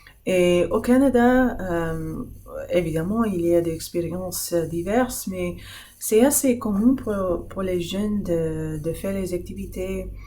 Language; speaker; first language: French; non-native, fluent; English